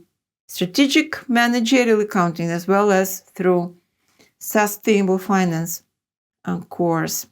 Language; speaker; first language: English; non-native, fluent; Russian